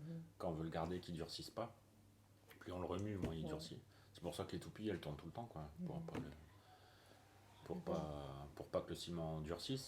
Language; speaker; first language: French; native; French